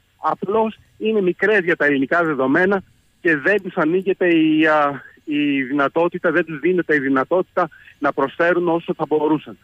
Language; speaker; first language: Greek; early bilingual, heritage; Greek